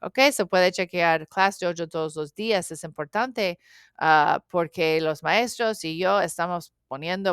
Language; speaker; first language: Spanish; non-native, learner; English